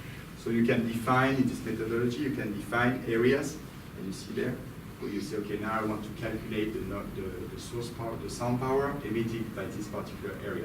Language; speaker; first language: English; non-native, fluent; French